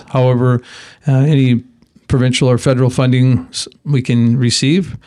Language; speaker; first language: English; native; English